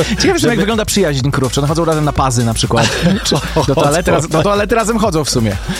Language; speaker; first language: Polish; native; Polish